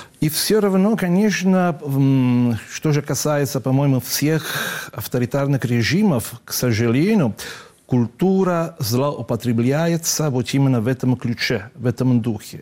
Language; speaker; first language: Russian; non-native, fluent; Italian